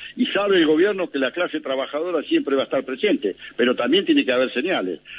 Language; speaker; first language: Spanish; native; Spanish